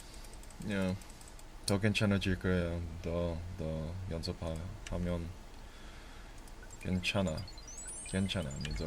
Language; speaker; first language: Korean; non-native, learner; English